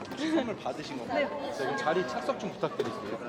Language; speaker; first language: Korean; native; Korean